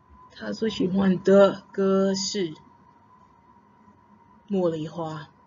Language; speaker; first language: Chinese; non-native, fluent; English